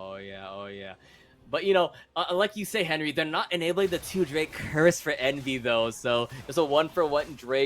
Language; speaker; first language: English; native; English